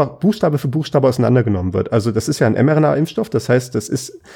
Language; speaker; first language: German; native; German